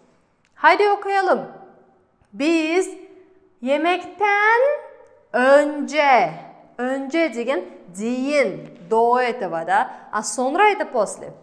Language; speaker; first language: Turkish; non-native, fluent; Kazakh